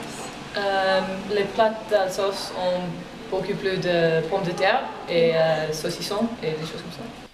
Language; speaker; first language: French; non-native, learner; English